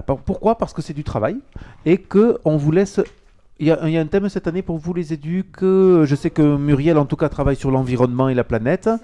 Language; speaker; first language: French; native; French